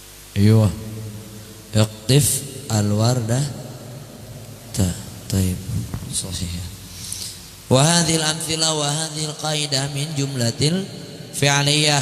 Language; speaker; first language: Arabic; non-native, fluent; Indonesian